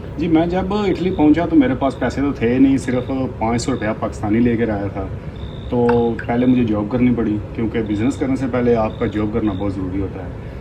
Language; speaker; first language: Urdu; non-native, local second language; Punjabi